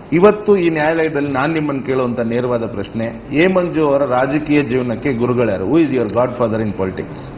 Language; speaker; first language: Kannada; native; Kannada